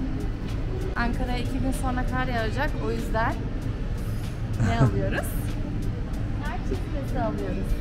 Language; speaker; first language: Turkish; early bilingual, heritage; Turkish